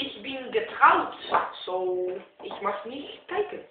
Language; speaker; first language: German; non-native, learner; Dutch